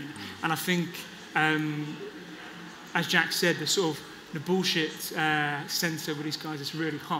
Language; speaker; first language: English; native; English